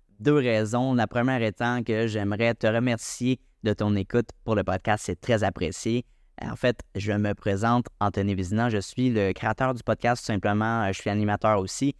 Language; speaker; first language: French; native; French